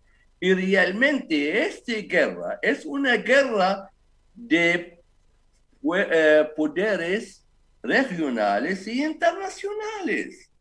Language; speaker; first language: Spanish; non-native, fluent; Arabic